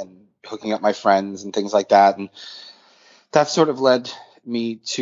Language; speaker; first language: English; native; English